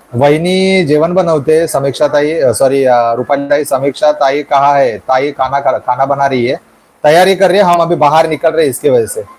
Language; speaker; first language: Hindi; non-native, local second language; Marathi